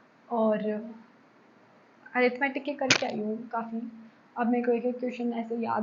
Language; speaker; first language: Hindi; native; Hindi